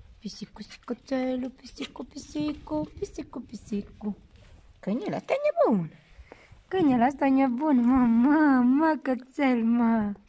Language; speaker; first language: Romanian; native; Romanian